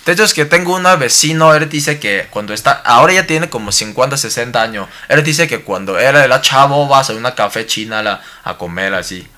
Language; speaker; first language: Spanish; non-native, learner; Cantonese